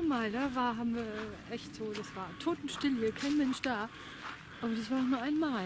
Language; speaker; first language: German; native; German